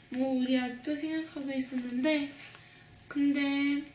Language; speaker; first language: Korean; non-native, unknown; English